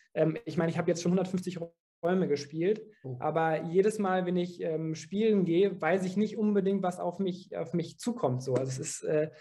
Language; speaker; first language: German; native; German